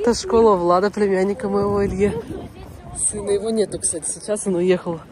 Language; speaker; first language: Russian; native; Russian